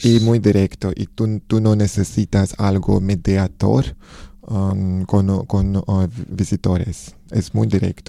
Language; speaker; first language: Spanish; non-native, learner; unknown